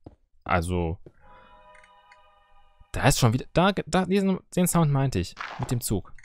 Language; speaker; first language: German; native; German